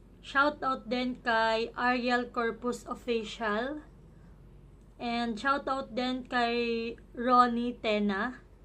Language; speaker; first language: Filipino; native; Filipino